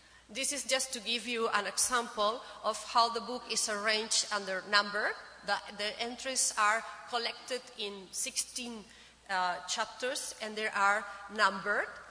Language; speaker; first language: English; non-native, fluent; Spanish